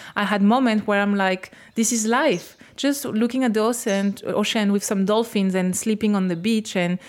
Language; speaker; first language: English; non-native, fluent; French